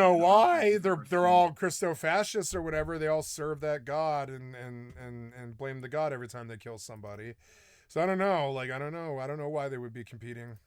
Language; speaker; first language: English; native; English